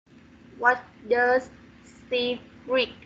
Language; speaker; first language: English; non-native, learner; Vietnamese